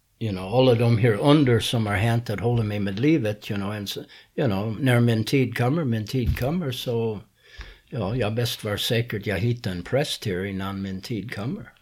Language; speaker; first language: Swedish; non-native, learner; English